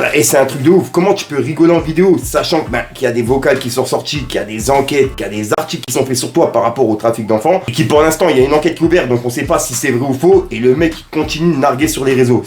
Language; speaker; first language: French; native; French